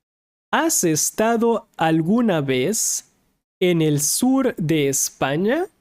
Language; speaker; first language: Spanish; non-native, fluent; English